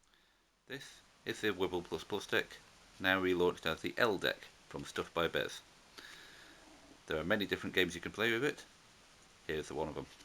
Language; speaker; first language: English; native; English